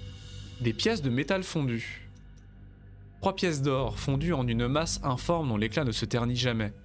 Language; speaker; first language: French; native; French